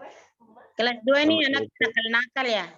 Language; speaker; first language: Indonesian; native; Indonesian